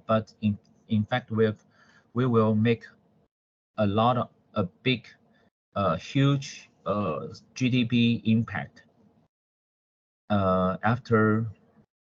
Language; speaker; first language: English; non-native, fluent; Chinese